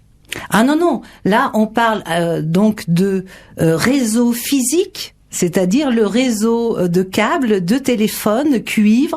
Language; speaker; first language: French; native; French